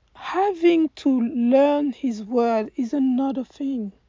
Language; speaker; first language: English; non-native, fluent; French